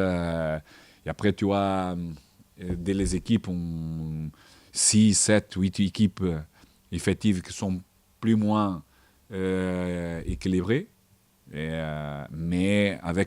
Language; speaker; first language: French; non-native, learner; Portuguese